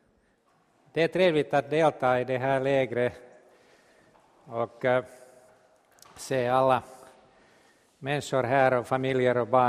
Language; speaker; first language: Swedish; non-native, local second language; Finnish